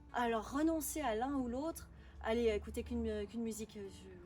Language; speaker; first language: French; native; French